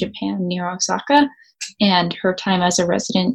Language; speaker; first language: English; native; English